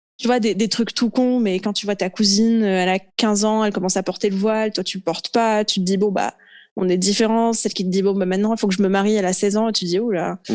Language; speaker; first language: French; early bilingual, other home language; Arabic